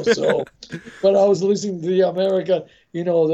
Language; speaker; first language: English; non-native, fluent; Italian